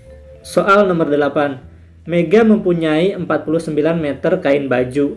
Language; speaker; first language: Indonesian; native; Indonesian